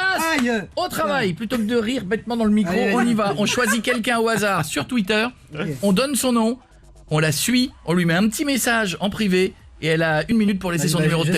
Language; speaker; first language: French; native; French